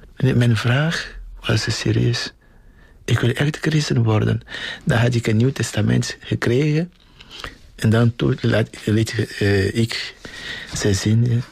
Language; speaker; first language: Dutch; non-native, fluent; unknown